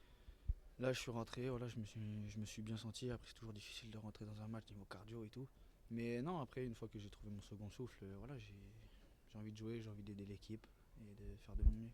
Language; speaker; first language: French; native; French